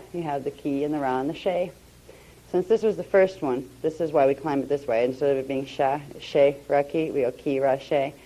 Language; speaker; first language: English; native; English